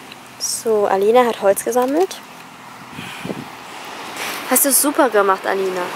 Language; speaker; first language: German; non-native, fluent; Vietnamese